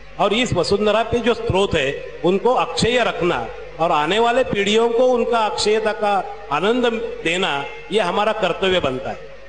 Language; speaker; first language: Hindi; non-native, local second language; Marathi